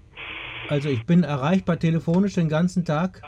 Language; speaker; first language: German; native; German